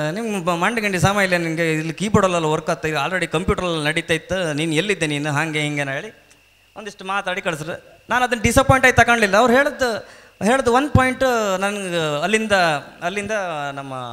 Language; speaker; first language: Kannada; native; Kannada